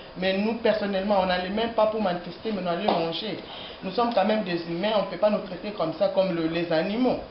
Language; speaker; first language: French; non-native, local second language; Lingala